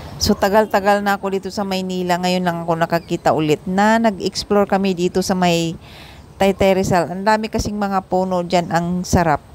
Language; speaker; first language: Filipino; non-native, local second language; Cebuano